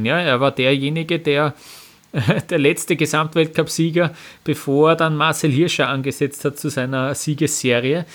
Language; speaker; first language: German; native; German